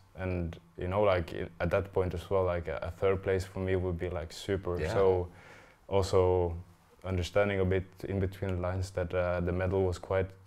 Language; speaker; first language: English; non-native, fluent; Norwegian